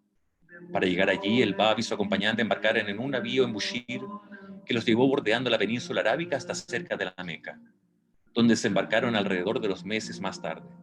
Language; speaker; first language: Spanish; native; Spanish